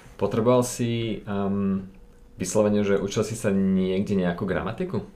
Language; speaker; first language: Slovak; native; Slovak